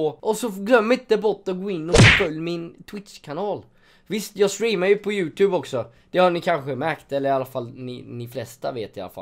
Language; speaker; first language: Swedish; native; Swedish